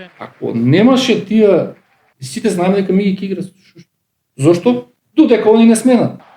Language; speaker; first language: Macedonian; native; Macedonian